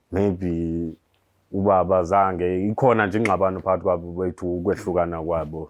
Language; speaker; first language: Zulu; non-native, local second language; Xhosa